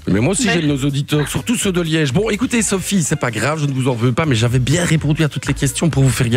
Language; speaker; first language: French; native; French